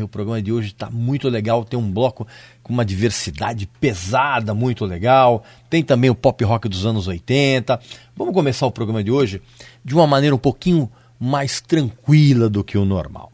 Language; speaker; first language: Portuguese; native; Portuguese